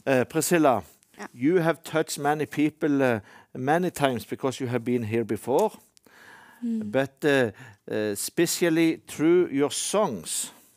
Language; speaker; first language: English; non-native, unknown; Norwegian